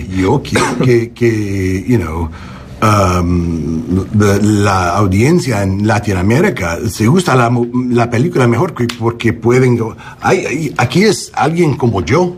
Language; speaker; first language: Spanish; early bilingual, heritage; English